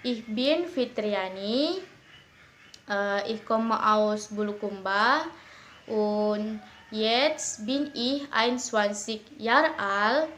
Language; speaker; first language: German; non-native, learner; Indonesian